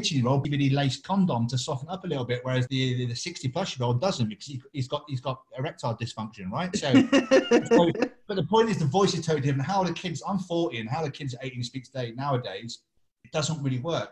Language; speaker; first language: English; native; English